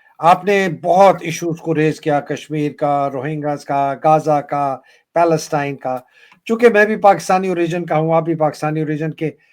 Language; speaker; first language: Urdu; native; Urdu